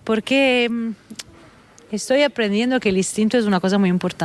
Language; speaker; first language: Spanish; non-native, fluent; Italian